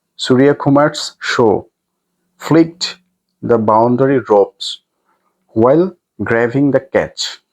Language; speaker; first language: English; non-native, local second language; Bangla